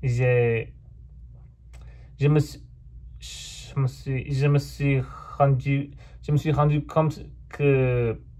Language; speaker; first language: French; non-native, fluent; English